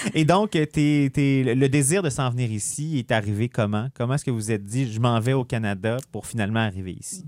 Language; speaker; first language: French; native; French